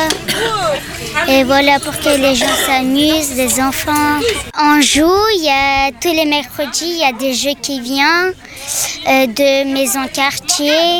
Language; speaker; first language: French; early bilingual, other home language; Persian